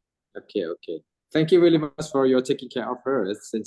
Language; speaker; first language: English; non-native, fluent; Thai